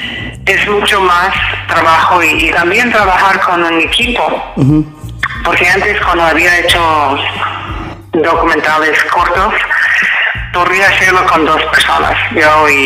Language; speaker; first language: Spanish; non-native, fluent; English